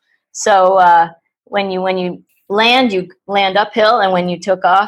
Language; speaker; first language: English; native; English